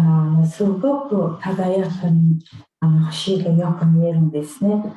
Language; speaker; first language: Japanese; non-native, fluent; Mongolian